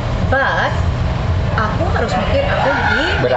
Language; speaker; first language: Indonesian; non-native, fluent; Spanish